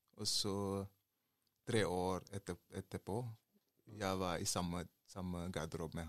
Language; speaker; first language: Norwegian; non-native, learner; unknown